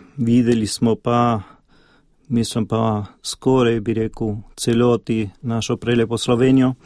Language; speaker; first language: Slovenian; early bilingual, heritage; Slovenian